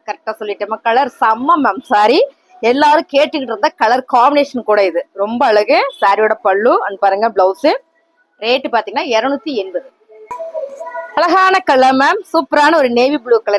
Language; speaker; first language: Tamil; native; Tamil